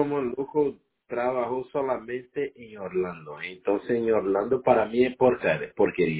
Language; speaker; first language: Spanish; non-native, learner; Portuguese